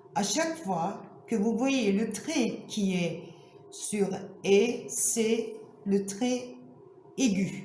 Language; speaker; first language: French; non-native, fluent; Turkish